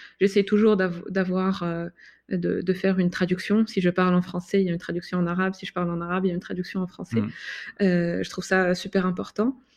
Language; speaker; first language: French; non-native, fluent; Arabic